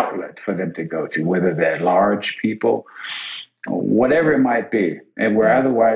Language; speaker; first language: English; native; English